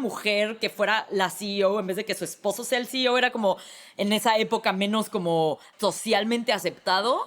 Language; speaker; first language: Spanish; native; Spanish